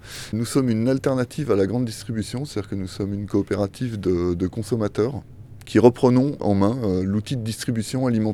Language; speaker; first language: French; native; French